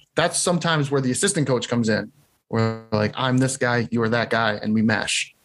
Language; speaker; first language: English; native; English